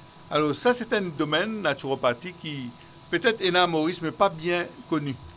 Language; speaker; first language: French; non-native, local second language; Morisyen